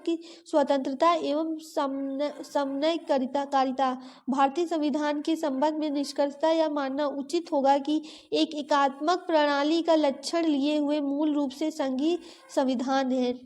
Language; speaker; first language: Hindi; native; Hindi